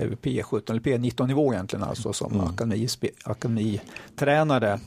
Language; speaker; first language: Swedish; native; Swedish